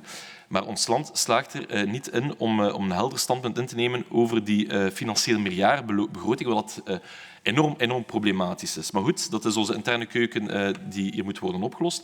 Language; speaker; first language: Dutch; native; Dutch